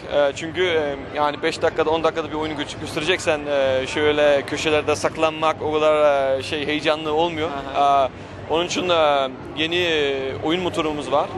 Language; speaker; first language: Turkish; early bilingual, heritage; Turkish